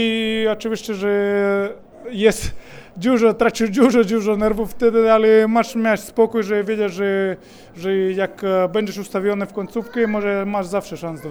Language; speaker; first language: Polish; non-native, fluent; Spanish